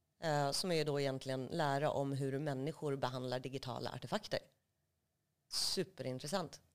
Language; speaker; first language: Swedish; native; Swedish